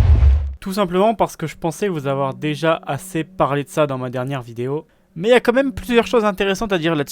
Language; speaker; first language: French; native; French